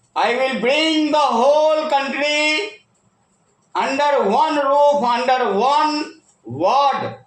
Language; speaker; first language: English; non-native, local second language; Hindi